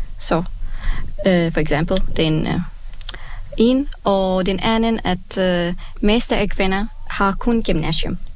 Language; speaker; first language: Danish; non-native, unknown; Arabic